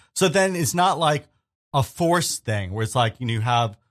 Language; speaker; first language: English; early bilingual, other home language; Hindi